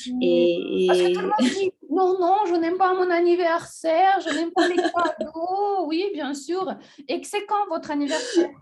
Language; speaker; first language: French; non-native, fluent; Russian